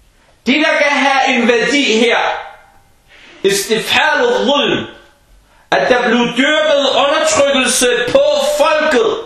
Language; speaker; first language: Danish; early bilingual, other home language; Arabic